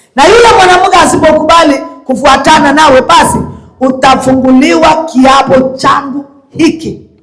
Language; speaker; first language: Swahili; non-native, local second language; Kalenjin